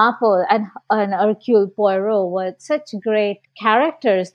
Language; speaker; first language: English; non-native, local second language; Bangla